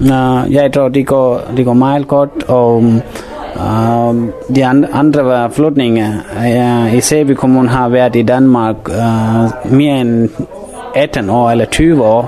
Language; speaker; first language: Danish; non-native, fluent; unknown